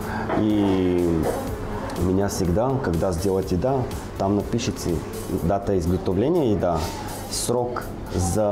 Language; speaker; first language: Russian; non-native, learner; Bulgarian